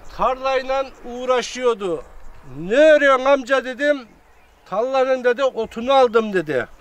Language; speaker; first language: Turkish; native; Turkish